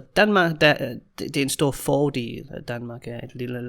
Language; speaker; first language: Danish; non-native, fluent; English